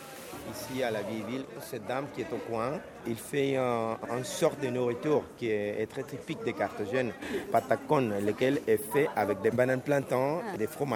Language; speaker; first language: French; non-native, fluent; Spanish